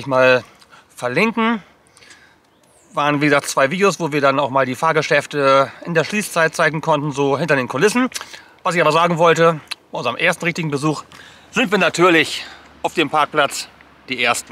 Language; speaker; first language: German; native; German